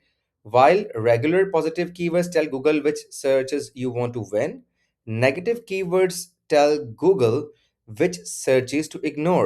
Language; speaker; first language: English; non-native, local second language; Urdu